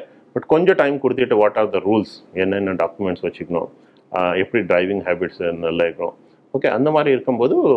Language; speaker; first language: Tamil; non-native, fluent; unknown